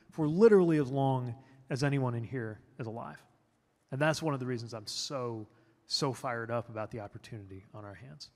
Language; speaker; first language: English; native; English